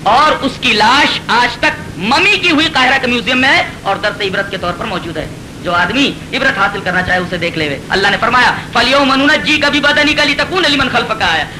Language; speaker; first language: Urdu; native; Urdu